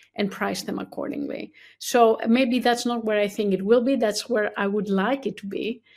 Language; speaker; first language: English; non-native, fluent; Greek